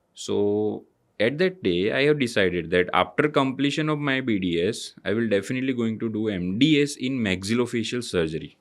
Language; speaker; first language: English; non-native, local second language; Gujarati